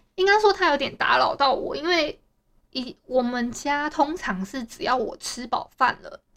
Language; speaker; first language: Chinese; native; Chinese